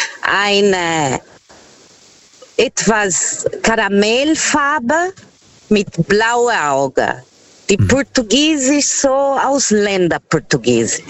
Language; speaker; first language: German; non-native, learner; Portuguese